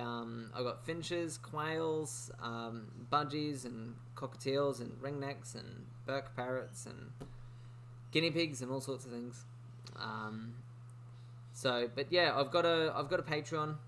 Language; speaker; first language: English; native; English